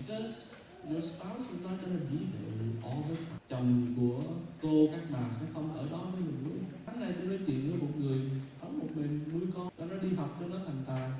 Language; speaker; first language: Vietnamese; early bilingual, heritage; Vietnamese